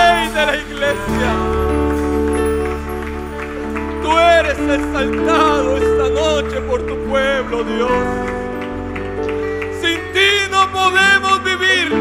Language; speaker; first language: Spanish; native; Spanish